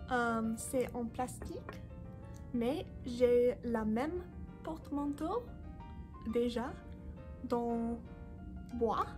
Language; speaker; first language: French; non-native, learner; English